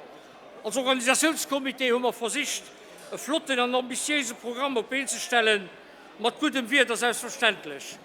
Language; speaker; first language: German; non-native, local second language; Luxembourgish